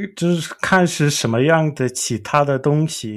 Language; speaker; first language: Chinese; non-native, learner; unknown